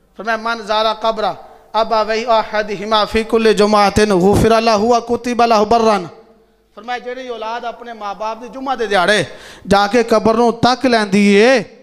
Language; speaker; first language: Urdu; non-native, local second language; Punjabi